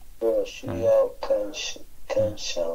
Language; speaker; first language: Chinese; non-native, learner; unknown